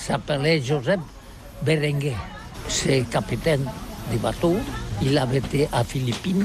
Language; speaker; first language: French; non-native, learner; Catalan